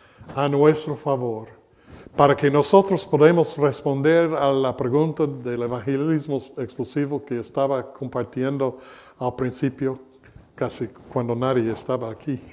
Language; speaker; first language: Spanish; non-native, fluent; English